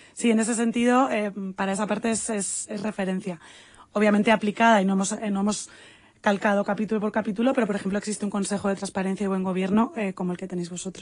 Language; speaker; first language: Spanish; native; Spanish